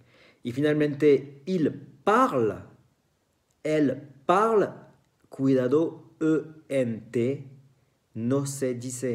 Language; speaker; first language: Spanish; non-native, fluent; French